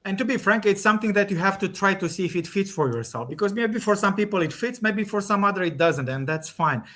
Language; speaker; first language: English; non-native, fluent; Romanian